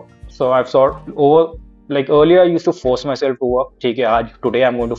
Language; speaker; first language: English; non-native, local second language; Urdu